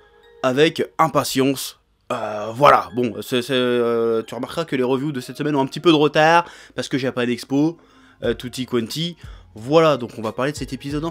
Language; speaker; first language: French; native; French